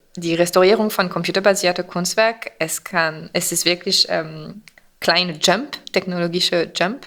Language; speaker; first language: German; non-native, fluent; French